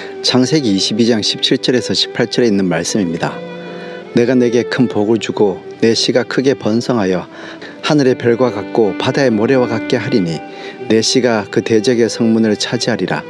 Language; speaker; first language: Korean; native; Korean